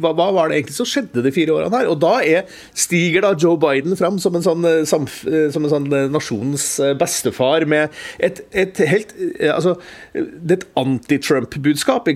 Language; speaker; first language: Norwegian; native; Norwegian